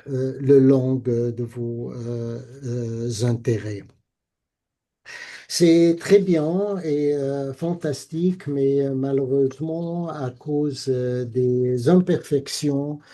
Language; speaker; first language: French; non-native, fluent; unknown